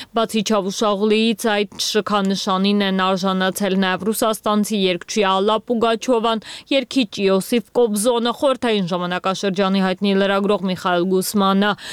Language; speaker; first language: Armenian; native; Armenian